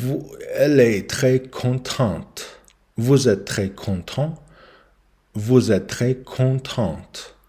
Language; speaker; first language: French; non-native, learner; English